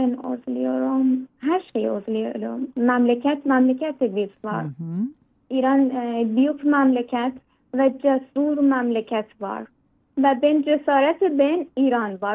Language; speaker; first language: Turkish; non-native, learner; Persian